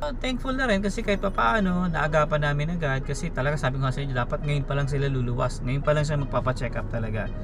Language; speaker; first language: Filipino; native; Filipino